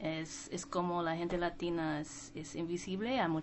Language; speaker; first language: Spanish; non-native, fluent; English